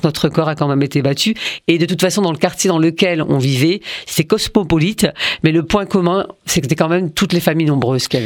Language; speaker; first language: French; early bilingual, other home language; Arabic